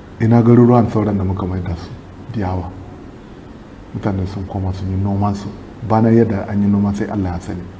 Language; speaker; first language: Hausa; non-native, local second language; Kanuri